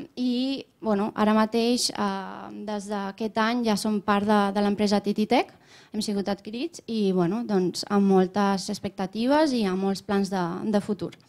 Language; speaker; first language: Catalan; non-native, fluent; Romanian